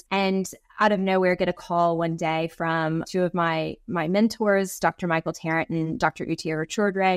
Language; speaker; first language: English; native; English